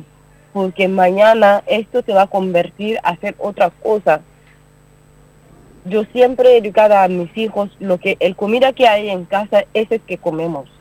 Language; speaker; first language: Spanish; non-native, learner; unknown